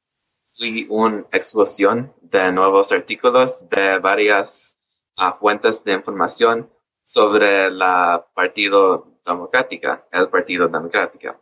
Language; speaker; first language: Spanish; early bilingual, heritage; English